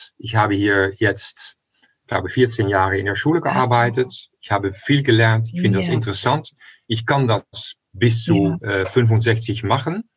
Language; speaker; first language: German; non-native, fluent; Dutch